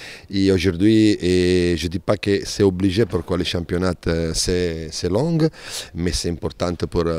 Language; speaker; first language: French; non-native, learner; Italian